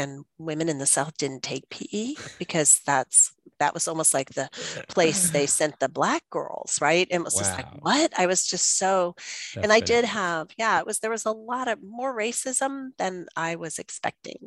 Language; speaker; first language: English; native; English